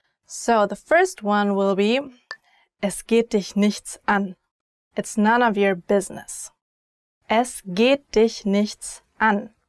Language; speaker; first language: German; native; German